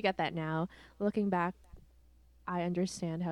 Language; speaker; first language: English; non-native, local second language; Cebuano